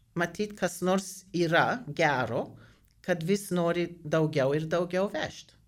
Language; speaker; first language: Lithuanian; early bilingual, heritage; Lithuanian